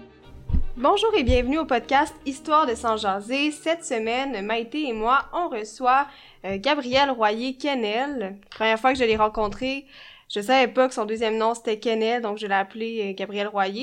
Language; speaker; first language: French; native; French